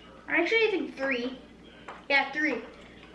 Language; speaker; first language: English; native; English